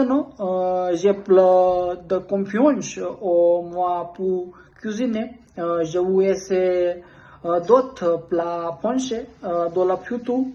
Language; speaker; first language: French; non-native, learner; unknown